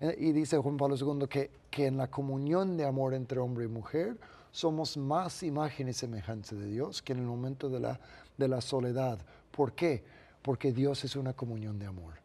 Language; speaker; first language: Spanish; non-native, fluent; English